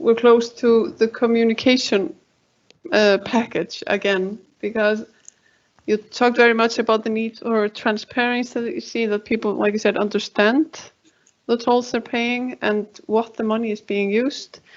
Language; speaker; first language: English; non-native, fluent; Icelandic